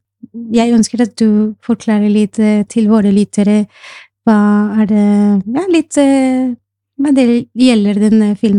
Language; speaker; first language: Norwegian; non-native, learner; Spanish